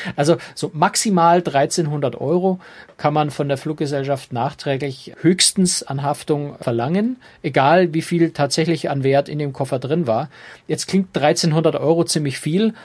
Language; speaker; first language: German; native; German